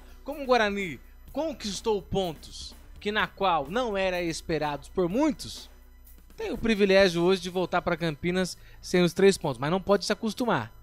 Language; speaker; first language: Portuguese; native; Portuguese